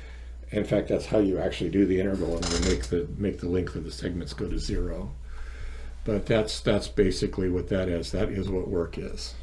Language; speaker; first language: English; native; English